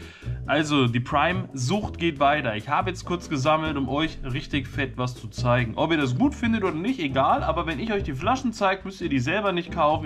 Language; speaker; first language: German; native; German